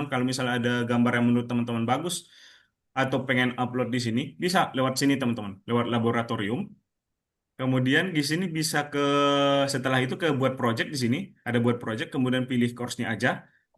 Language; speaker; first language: Indonesian; native; Indonesian